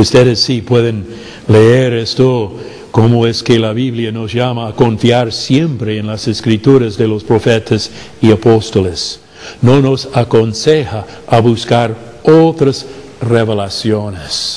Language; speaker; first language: Spanish; non-native, fluent; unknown